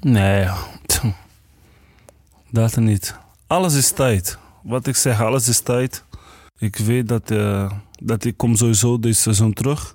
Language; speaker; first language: Dutch; non-native, learner; Portuguese